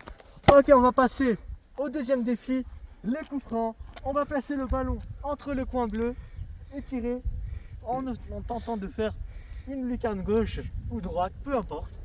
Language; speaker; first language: French; native; French